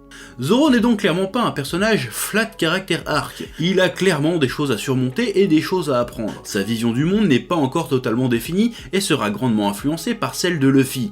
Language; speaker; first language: French; native; French